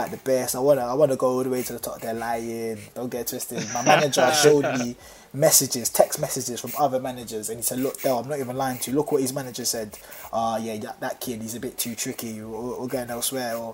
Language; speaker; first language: English; native; English